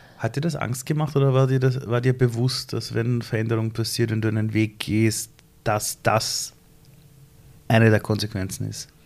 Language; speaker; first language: German; early bilingual, other home language; Persian